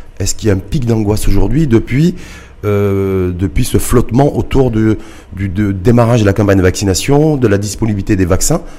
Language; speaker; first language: French; non-native, local second language; Arabic